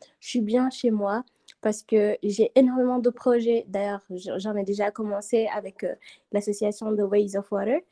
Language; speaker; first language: French; non-native, local second language; Wolof